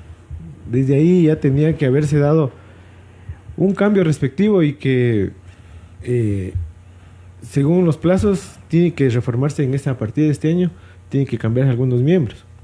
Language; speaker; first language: Spanish; native; Spanish